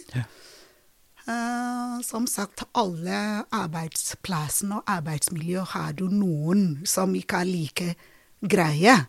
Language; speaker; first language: Norwegian; non-native, fluent; Ibibio